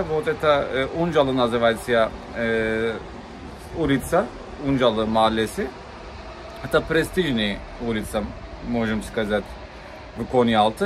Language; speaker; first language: Russian; non-native, learner; Turkish